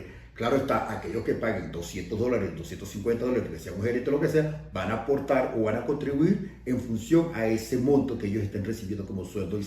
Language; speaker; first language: Spanish; native; Spanish